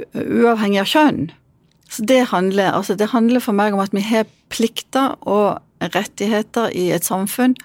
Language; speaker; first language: Norwegian; native; Norwegian